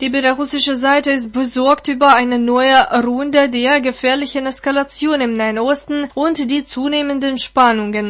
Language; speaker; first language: German; non-native, fluent; Russian